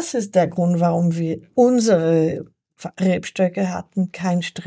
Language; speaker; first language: German; non-native, learner; French